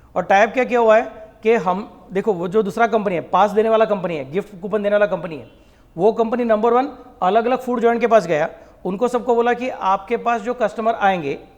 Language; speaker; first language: Hindi; non-native, local second language; Marathi